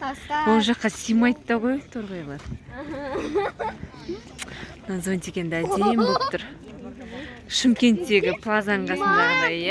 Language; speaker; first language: Kazakh; native; Kazakh